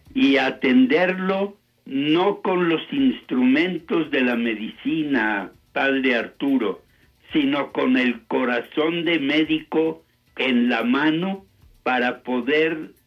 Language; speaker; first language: Spanish; native; Spanish